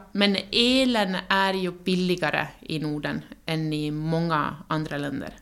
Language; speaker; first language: Norwegian; non-native, fluent; Estonian